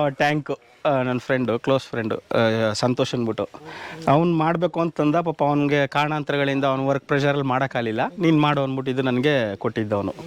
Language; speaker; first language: Kannada; native; Kannada